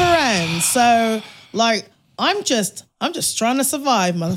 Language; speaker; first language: English; native; English